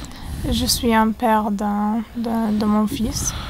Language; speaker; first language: French; non-native, fluent; Arabic